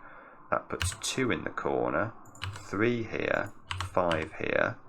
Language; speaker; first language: English; native; English